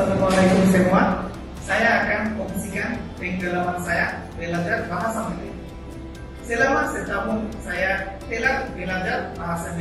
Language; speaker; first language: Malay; non-native, learner; Bangla